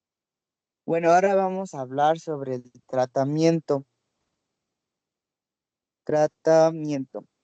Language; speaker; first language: Spanish; native; Spanish